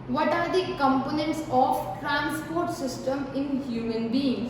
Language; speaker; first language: English; non-native, local second language; Hindi